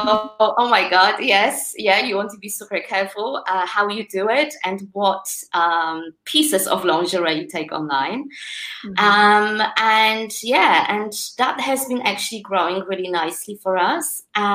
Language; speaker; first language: English; non-native, fluent; Polish